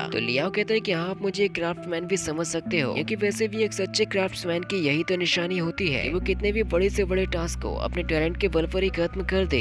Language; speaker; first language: Hindi; native; Hindi